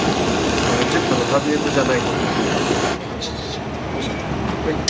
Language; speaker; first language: Japanese; native; Japanese